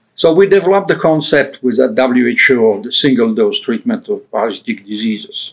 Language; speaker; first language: English; non-native, fluent; French